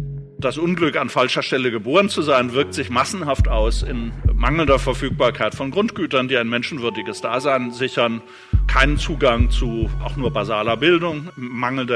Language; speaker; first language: German; native; German